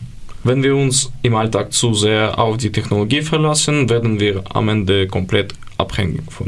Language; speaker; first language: German; non-native, learner; Ukrainian